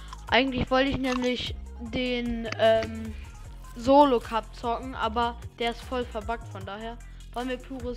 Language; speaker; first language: German; native; German